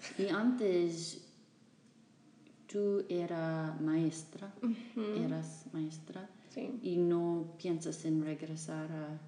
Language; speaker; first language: Spanish; non-native, fluent; English